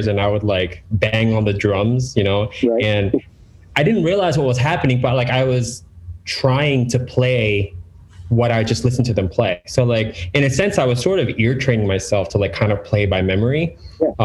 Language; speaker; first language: English; native; English